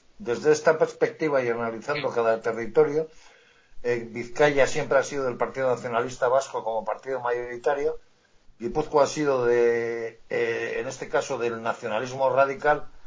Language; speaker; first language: Spanish; non-native, local second language; Basque